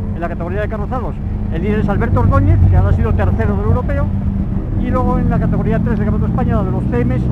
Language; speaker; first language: Spanish; native; Spanish